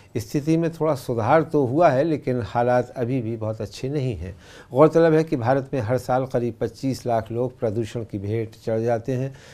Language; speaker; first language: Hindi; native; Hindi